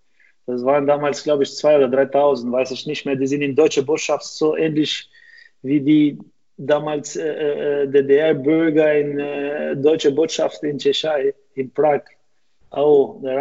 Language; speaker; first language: German; non-native, fluent; Albanian